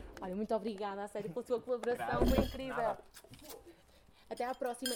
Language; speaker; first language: Portuguese; native; Portuguese